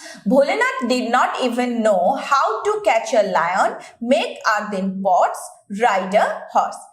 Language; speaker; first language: English; non-native, local second language; Bangla